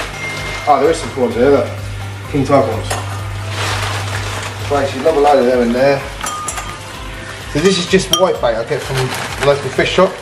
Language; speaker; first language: English; native; English